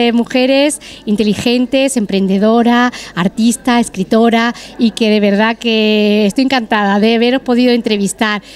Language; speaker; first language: Spanish; native; Spanish